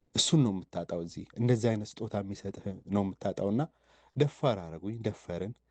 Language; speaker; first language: Amharic; native; Amharic